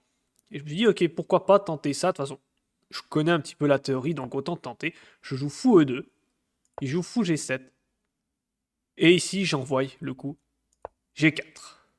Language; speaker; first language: French; native; French